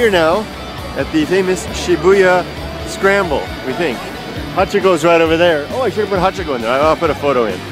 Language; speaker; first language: English; native; English